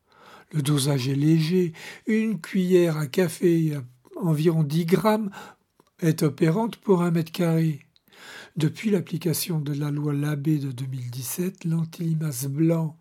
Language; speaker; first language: French; native; French